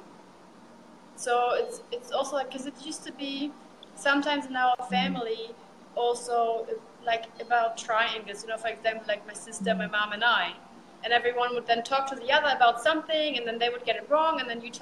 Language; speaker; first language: English; non-native, fluent; German